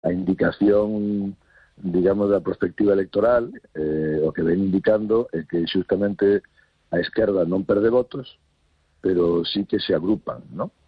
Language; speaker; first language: Galician; non-native, local second language; Spanish